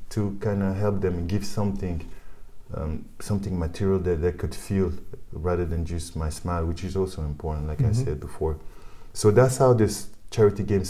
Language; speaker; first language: English; non-native, fluent; French